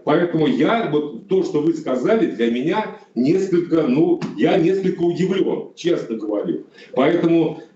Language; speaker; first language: Russian; native; Russian